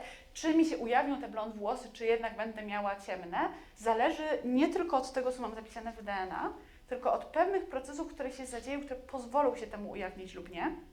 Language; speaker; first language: Polish; native; Polish